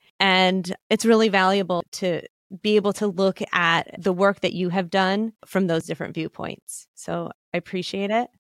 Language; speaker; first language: English; native; English